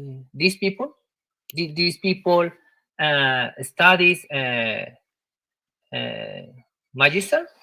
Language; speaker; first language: English; non-native, learner; Spanish